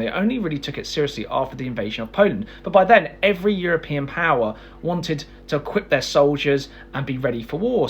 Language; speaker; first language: English; native; English